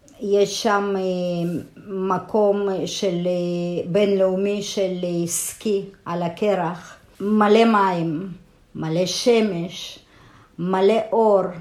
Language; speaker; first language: Hebrew; non-native, fluent; Russian